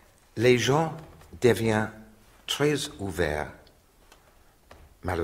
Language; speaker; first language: French; non-native, fluent; English